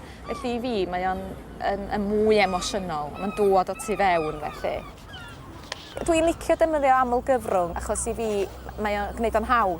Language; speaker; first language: Welsh; native; Welsh